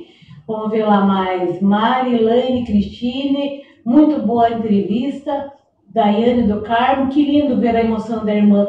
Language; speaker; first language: Portuguese; native; Portuguese